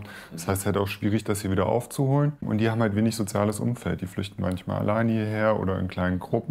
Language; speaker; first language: German; native; German